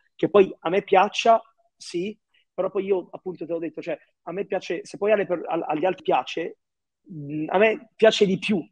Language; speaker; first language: Italian; early bilingual, other home language; Arabic